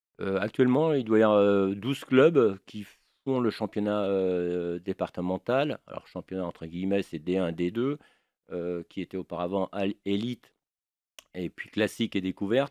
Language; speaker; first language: French; native; French